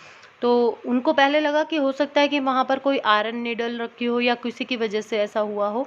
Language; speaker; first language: Hindi; native; Hindi